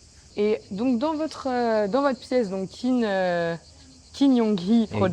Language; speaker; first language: French; native; French